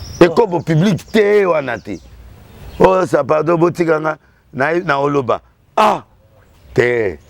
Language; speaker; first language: Lingala; non-native, local second language; Kongo